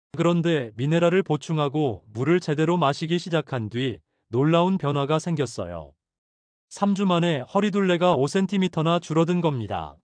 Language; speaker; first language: Korean; native; Korean